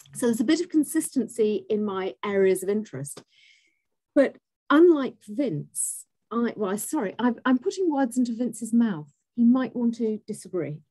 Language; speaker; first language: English; native; English